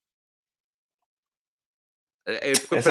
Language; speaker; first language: Spanish; native; Spanish